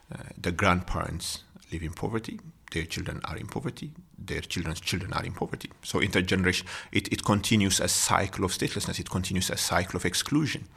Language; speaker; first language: English; non-native, fluent; Amharic